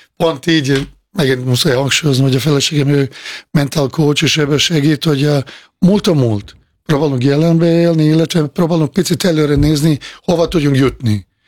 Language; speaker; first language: Hungarian; non-native, fluent; Bosnian